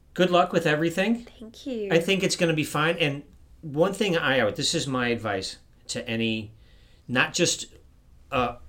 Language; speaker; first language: English; non-native, fluent; Spanish